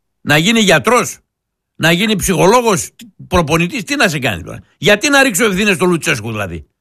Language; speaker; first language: Greek; non-native, local second language; Turkish